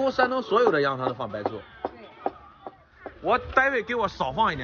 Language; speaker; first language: Chinese; native; Chinese